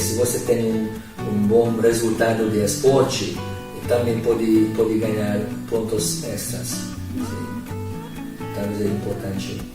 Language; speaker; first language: Portuguese; non-native, fluent; Hungarian